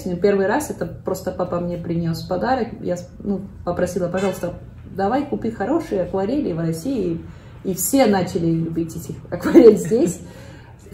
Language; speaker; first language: Russian; early bilingual, heritage; Russian